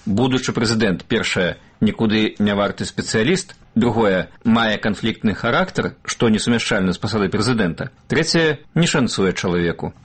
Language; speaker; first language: Belarusian; native; Belarusian